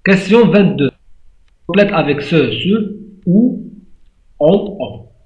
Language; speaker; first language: French; non-native, local second language; Arabic